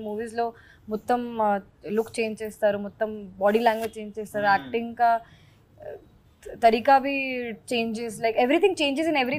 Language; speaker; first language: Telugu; non-native, learner; Hindi